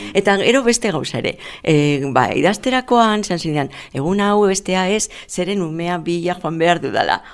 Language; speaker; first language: Basque; non-native, local second language; Spanish